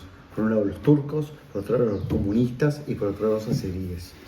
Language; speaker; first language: Spanish; native; Spanish